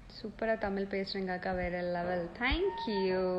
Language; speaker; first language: Tamil; non-native, fluent; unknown